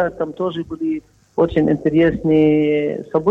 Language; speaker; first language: Russian; non-native, fluent; Arabic